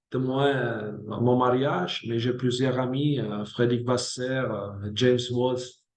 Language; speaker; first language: French; non-native, fluent; Italian